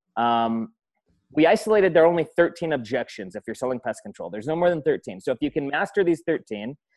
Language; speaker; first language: English; early bilingual, other home language; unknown